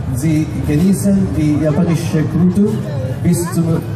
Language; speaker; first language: German; non-native, fluent; Japanese